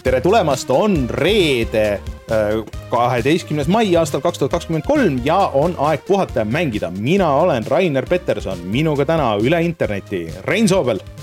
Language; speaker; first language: Estonian; native; Estonian